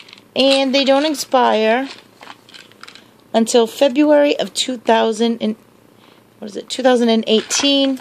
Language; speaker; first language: English; native; English